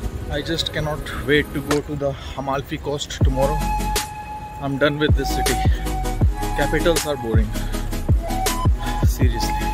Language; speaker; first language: English; non-native, local second language; Hindi